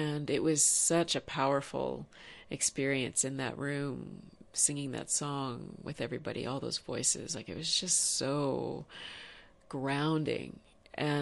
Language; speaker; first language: English; native; English